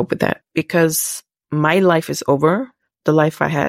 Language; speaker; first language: English; non-native, fluent; German